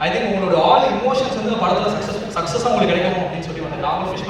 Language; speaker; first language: Tamil; native; Tamil